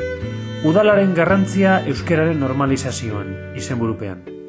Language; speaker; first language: Basque; native; Basque